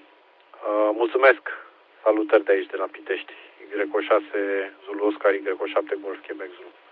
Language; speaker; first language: Romanian; native; Romanian